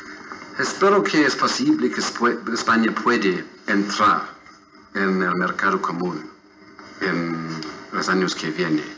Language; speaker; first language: Spanish; non-native, fluent; English